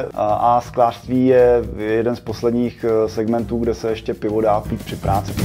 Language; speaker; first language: Czech; native; Czech